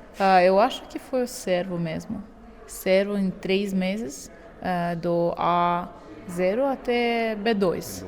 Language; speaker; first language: Portuguese; non-native, fluent; Russian